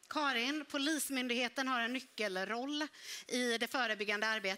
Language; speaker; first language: Swedish; native; Swedish